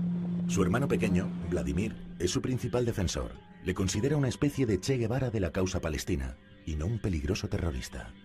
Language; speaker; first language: Spanish; native; Spanish